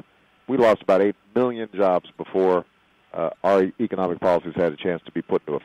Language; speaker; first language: English; native; English